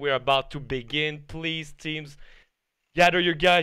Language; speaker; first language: English; non-native, fluent; French